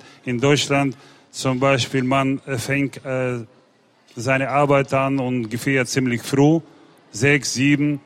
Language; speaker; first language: German; non-native, fluent; Russian